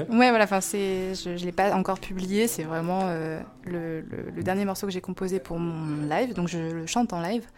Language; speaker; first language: French; native; French